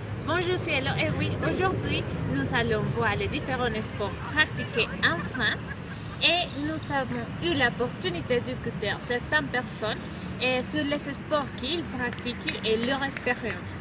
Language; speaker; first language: French; non-native, learner; Spanish